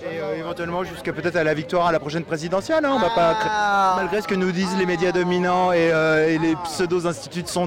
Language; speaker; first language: French; native; French